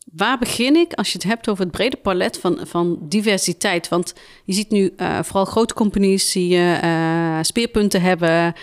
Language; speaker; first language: Dutch; early bilingual, other home language; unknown